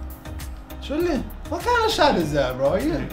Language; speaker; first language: English; non-native, learner; Arabic